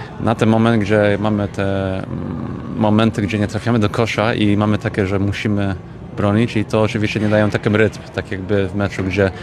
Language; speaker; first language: Polish; early bilingual, heritage; English